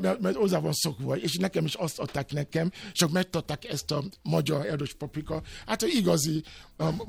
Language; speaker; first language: Hungarian; non-native, fluent; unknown